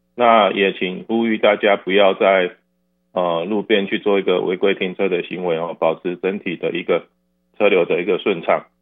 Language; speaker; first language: Chinese; native; Chinese